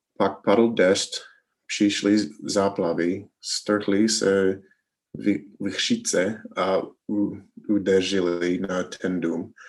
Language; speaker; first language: Czech; non-native, learner; English